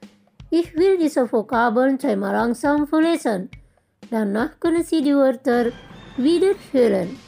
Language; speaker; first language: German; non-native, fluent; Indonesian